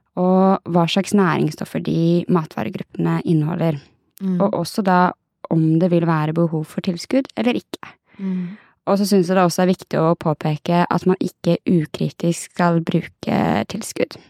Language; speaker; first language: Norwegian; native; Norwegian